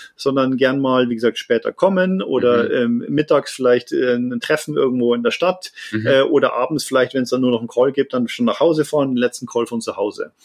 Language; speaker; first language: German; native; German